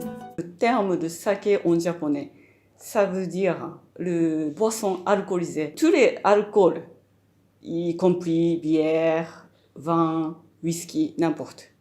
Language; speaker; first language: French; non-native, fluent; Japanese